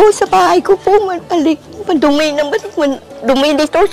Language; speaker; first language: Filipino; non-native, learner; Vietnamese